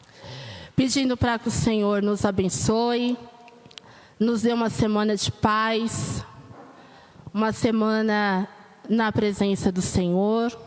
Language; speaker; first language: Portuguese; native; Portuguese